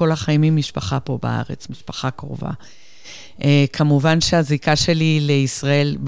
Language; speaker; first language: Hebrew; non-native, fluent; Spanish